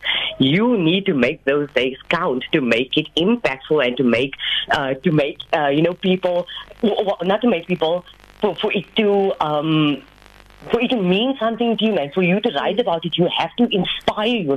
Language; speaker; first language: English; native; English